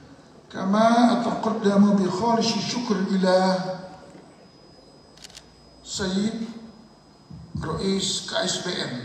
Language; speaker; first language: Arabic; non-native, learner; Indonesian